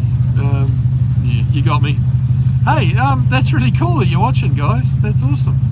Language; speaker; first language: English; native; English